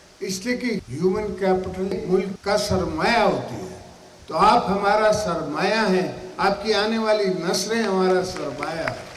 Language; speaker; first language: Urdu; non-native, local second language; Saraiki